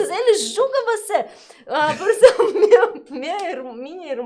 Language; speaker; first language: Portuguese; non-native, learner; Russian